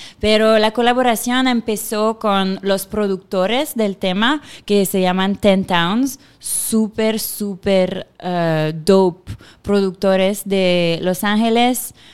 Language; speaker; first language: Spanish; non-native, fluent; French